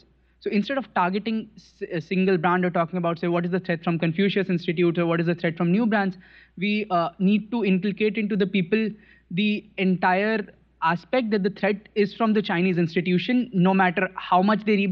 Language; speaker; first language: English; non-native, local second language; Hindi